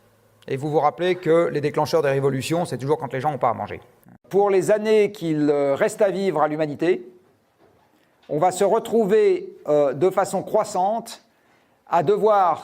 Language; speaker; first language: French; native; French